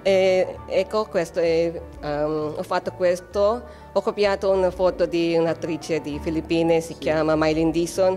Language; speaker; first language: Italian; non-native, learner; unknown